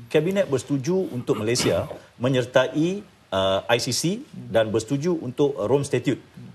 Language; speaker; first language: Malay; native; Malay